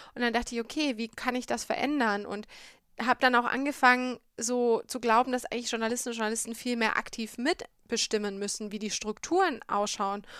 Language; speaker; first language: German; native; German